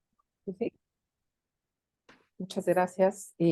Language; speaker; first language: Spanish; native; Spanish